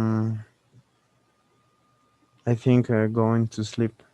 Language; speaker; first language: English; non-native, learner; Spanish